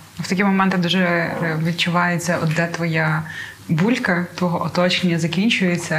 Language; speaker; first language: Ukrainian; native; Ukrainian